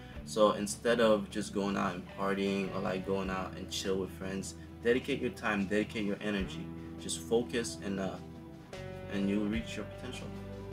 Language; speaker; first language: English; early bilingual, other home language; Haitian Creole